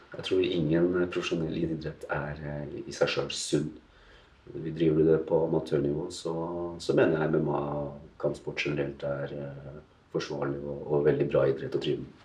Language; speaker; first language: Norwegian; native; Norwegian